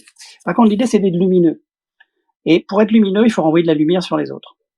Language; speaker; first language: French; native; French